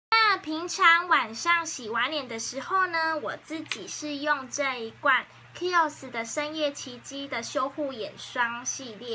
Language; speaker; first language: Chinese; native; Chinese